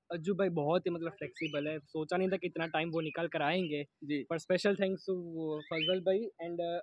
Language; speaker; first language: Hindi; non-native, local second language; Gujarati